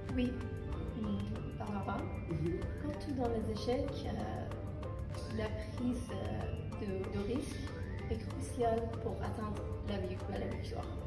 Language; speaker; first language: French; non-native, fluent; Persian